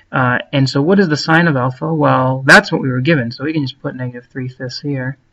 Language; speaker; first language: English; native; English